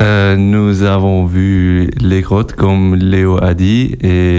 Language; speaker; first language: French; non-native, learner; German